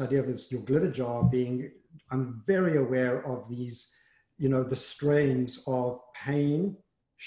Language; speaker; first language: English; native; English